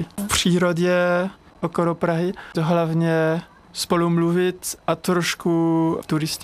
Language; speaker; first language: Czech; non-native, learner; French